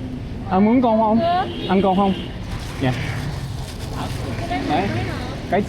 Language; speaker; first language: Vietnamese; non-native, learner; English